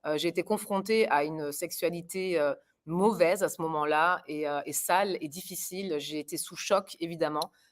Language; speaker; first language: French; early bilingual, other home language; German